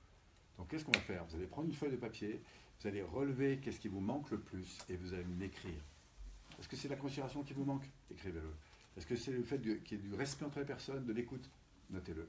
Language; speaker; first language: French; native; French